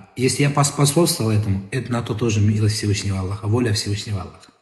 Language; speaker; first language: Russian; non-native, local second language; Kazakh